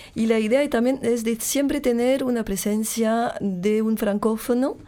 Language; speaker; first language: Spanish; non-native, fluent; French